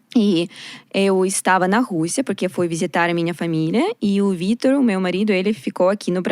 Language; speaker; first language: Portuguese; non-native, learner; Russian